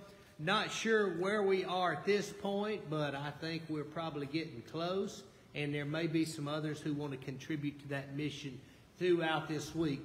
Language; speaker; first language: English; native; English